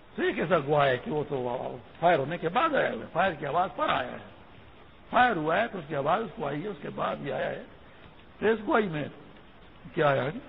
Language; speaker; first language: Urdu; non-native, local second language; Pashto